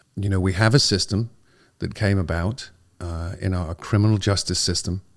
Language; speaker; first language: English; native; English